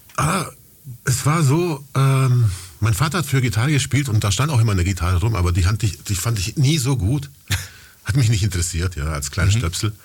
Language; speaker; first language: German; early bilingual, other home language; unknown